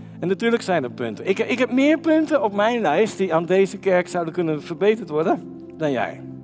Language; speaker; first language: Dutch; native; Dutch